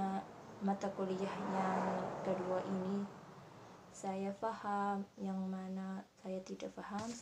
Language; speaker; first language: Indonesian; non-native, learner; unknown